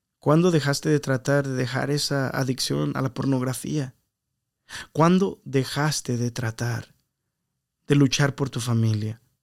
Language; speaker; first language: Spanish; early bilingual, heritage; Spanish